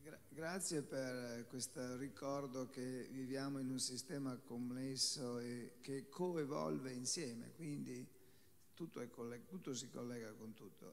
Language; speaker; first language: Italian; native; Italian